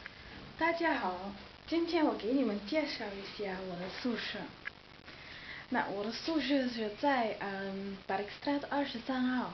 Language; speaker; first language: Chinese; non-native, learner; Dutch